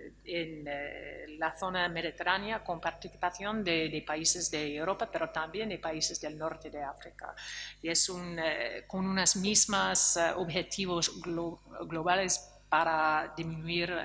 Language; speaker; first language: Spanish; non-native, fluent; English